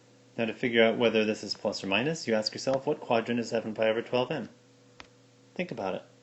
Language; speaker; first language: English; native; English